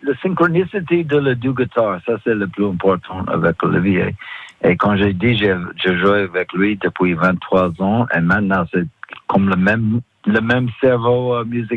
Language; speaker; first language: French; non-native, fluent; English